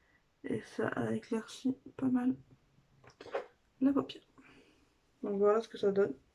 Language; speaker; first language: French; native; French